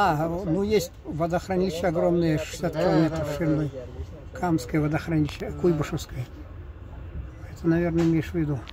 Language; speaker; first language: Russian; native; Russian